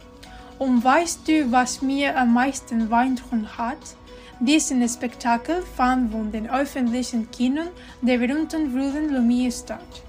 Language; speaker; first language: German; non-native, learner; Spanish